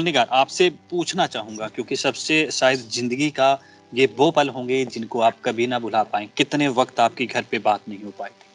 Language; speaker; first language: Hindi; native; Hindi